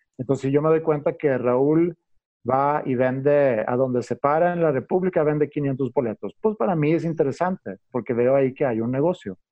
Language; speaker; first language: Spanish; non-native, fluent; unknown